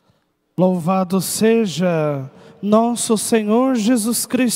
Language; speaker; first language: Portuguese; native; Portuguese